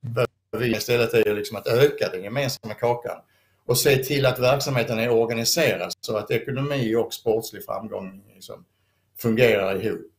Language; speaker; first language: Swedish; native; Swedish